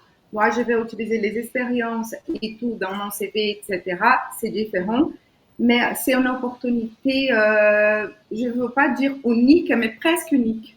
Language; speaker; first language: French; non-native, fluent; Portuguese